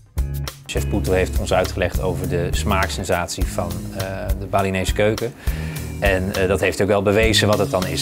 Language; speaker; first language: Dutch; native; Dutch